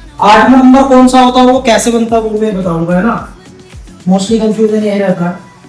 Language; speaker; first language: Hindi; native; Hindi